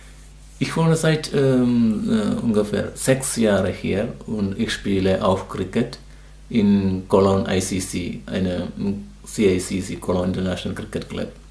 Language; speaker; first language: German; non-native, learner; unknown